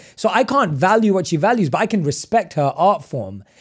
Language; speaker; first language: English; native; English